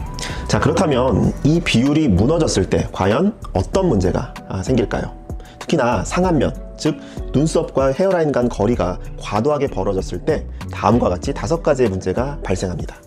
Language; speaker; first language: Korean; native; Korean